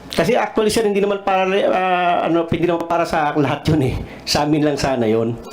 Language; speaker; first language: Filipino; non-native, local second language; Cebuano